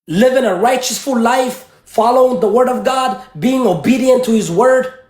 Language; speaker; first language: English; early bilingual, other home language; Amharic